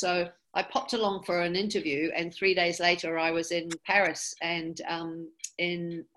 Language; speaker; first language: English; native; English